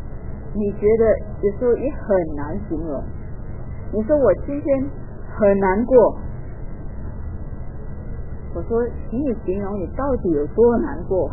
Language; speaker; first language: Chinese; native; Chinese